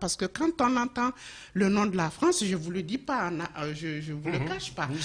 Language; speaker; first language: French; non-native, local second language; Bambara